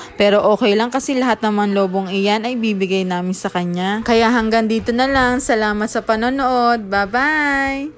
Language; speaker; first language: Filipino; native; Filipino